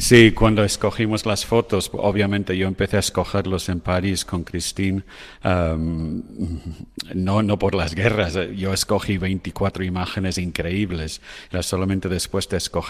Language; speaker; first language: Spanish; non-native, fluent; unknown